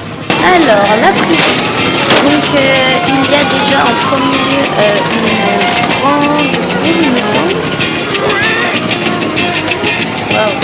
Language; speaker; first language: French; native; French